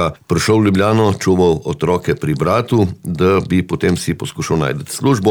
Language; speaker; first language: Slovenian; native; Slovenian